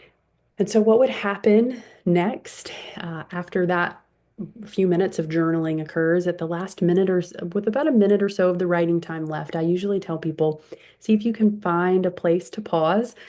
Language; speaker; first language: English; native; English